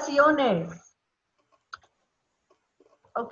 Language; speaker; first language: Spanish; non-native, fluent; English